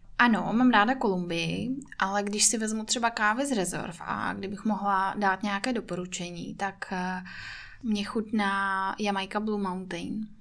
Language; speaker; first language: Czech; non-native, fluent; Russian